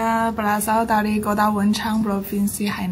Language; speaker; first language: Indonesian; non-native, learner; Chinese